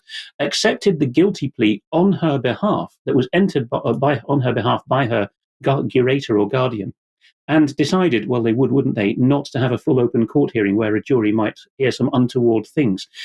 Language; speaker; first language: English; non-native, fluent; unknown